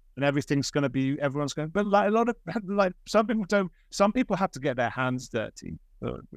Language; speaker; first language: English; native; English